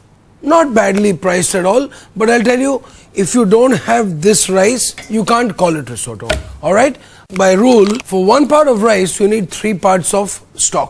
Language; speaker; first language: English; non-native, local second language; Hindi